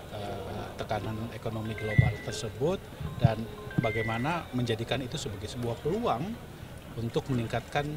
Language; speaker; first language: Indonesian; native; Indonesian